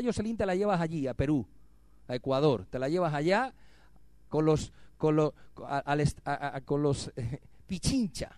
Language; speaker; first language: Spanish; native; Spanish